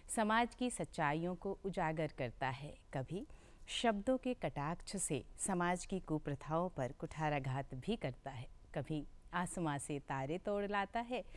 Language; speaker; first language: Hindi; native; Hindi